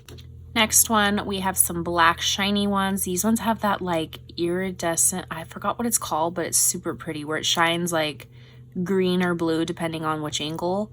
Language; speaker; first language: English; native; English